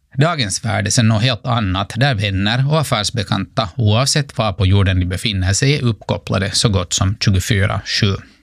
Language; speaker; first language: Swedish; native; Swedish